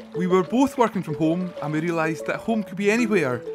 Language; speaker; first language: English; native; English